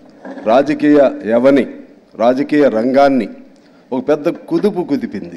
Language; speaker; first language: Telugu; native; Telugu